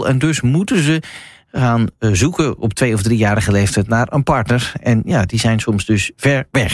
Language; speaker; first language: Dutch; native; Dutch